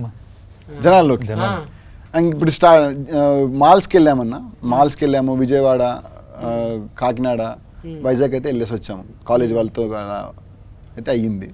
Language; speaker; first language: Telugu; native; Telugu